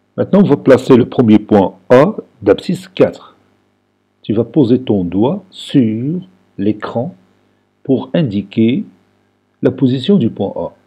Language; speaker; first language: French; non-native, local second language; Arabic